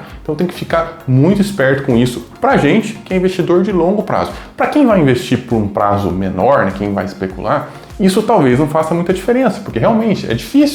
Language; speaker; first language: Portuguese; native; Portuguese